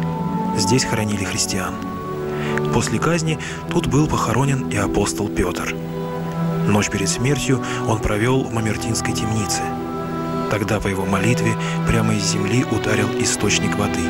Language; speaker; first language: Russian; native; Russian